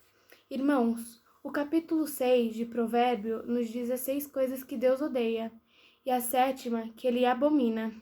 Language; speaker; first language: Portuguese; native; Portuguese